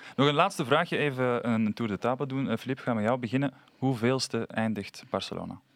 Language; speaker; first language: Dutch; non-native, fluent; Catalan